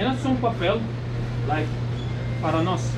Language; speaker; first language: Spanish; non-native, learner; Croatian